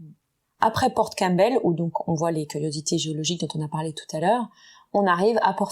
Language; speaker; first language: French; native; French